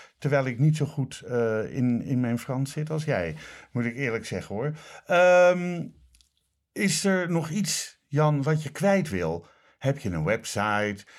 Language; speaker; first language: Dutch; native; Dutch